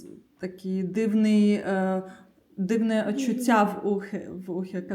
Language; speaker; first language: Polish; non-native, learner; Russian